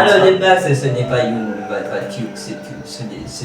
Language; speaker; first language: French; non-native, learner; Kamba